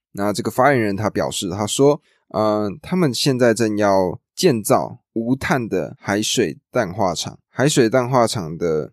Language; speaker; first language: Chinese; native; Chinese